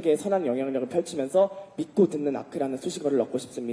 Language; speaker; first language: Korean; native; Korean